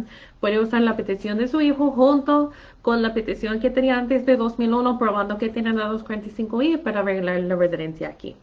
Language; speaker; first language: Spanish; non-native, fluent; English